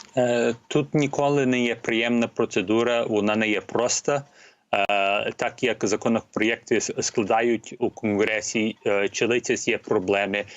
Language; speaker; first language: Ukrainian; early bilingual, heritage; Ukrainian